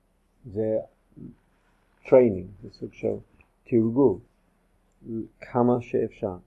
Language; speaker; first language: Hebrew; non-native, fluent; English